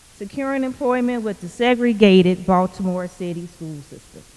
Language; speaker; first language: English; native; English